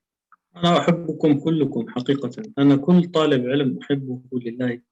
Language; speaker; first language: Arabic; native; Arabic